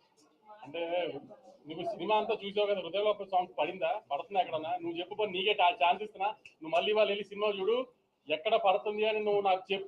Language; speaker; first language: Telugu; native; Telugu